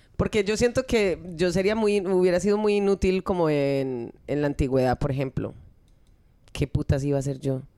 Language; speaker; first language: Spanish; early bilingual, heritage; Spanish